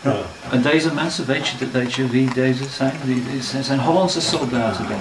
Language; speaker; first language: Dutch; early bilingual, heritage; English